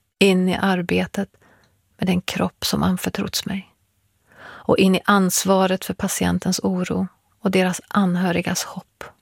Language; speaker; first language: Swedish; early bilingual, other home language; Persian